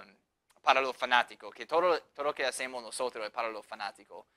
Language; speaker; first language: Spanish; non-native, fluent; English